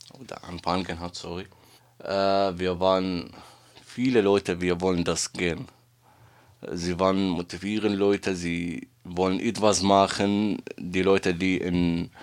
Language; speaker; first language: German; non-native, learner; Arabic